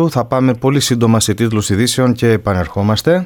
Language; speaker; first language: Greek; native; Greek